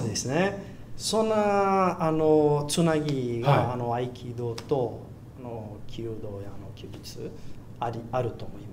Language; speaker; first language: Japanese; non-native, learner; Portuguese